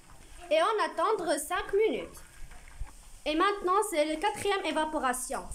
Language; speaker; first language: French; non-native, learner; Arabic